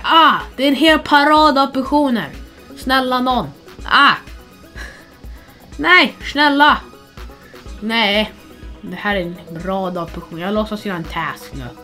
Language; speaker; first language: Swedish; non-native, fluent; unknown